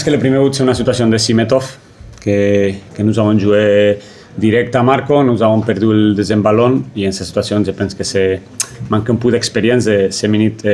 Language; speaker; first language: French; non-native, fluent; Spanish